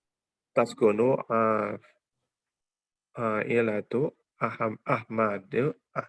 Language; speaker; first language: Arabic; non-native, learner; Indonesian